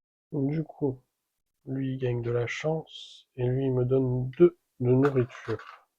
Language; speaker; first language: French; native; French